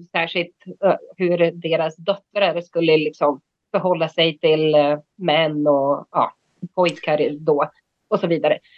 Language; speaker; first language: Swedish; non-native, fluent; Portuguese